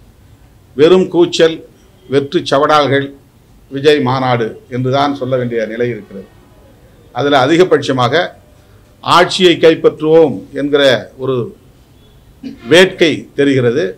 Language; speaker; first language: Tamil; native; Tamil